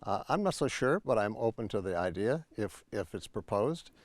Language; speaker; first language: English; native; English